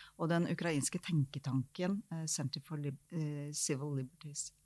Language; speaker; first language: Norwegian; native; Norwegian